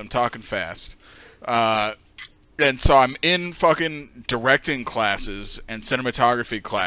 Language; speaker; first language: English; native; English